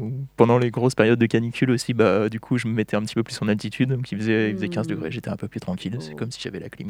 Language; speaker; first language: French; native; French